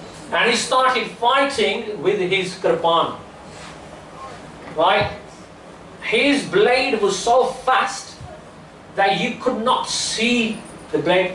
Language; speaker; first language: English; early bilingual, other home language; Punjabi